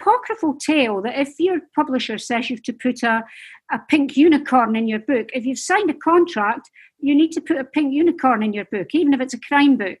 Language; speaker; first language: English; native; English